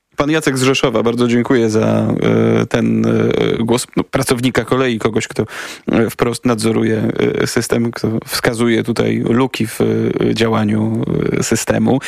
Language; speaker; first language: Polish; native; Polish